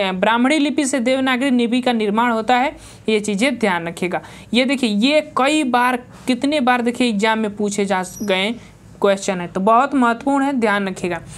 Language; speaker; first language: Hindi; native; Hindi